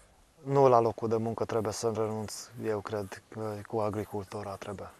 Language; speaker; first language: Romanian; non-native, local second language; Hungarian